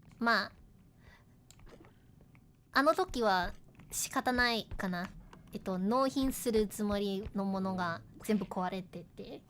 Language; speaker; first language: Japanese; non-native, learner; English